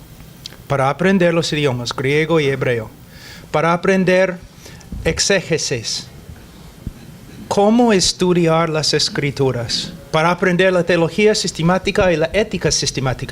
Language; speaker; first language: Spanish; non-native, fluent; English